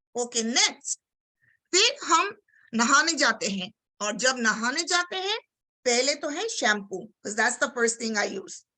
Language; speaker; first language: Hindi; non-native, local second language; Bangla